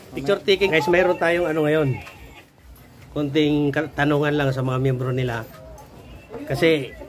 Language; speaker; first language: Filipino; native; Filipino